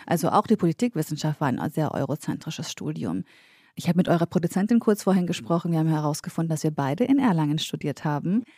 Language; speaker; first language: German; early bilingual, other home language; Kurdish